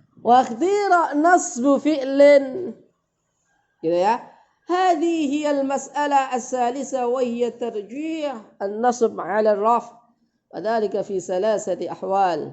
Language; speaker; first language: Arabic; non-native, fluent; Indonesian